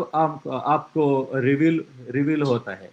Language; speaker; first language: Hindi; non-native, local second language; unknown